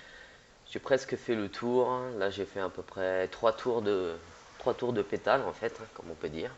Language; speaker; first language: French; native; French